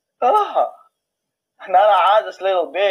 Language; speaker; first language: English; non-native, fluent; Indonesian